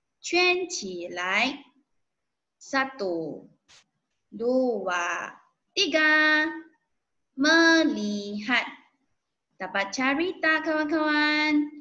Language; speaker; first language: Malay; non-native, local second language; Chinese